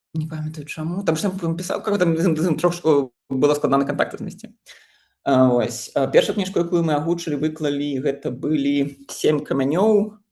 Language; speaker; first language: Belarusian; non-native, local second language; Russian